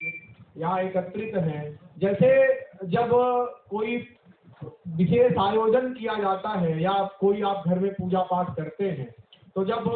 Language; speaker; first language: Hindi; native; Hindi